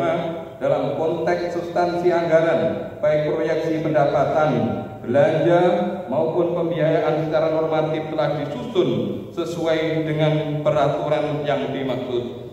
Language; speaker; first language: Indonesian; native; Indonesian